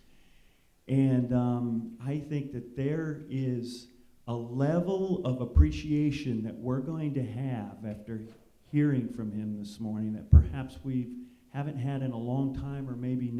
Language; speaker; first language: English; native; English